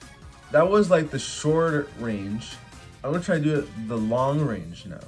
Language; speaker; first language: English; native; English